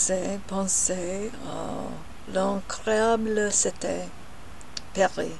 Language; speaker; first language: French; non-native, learner; English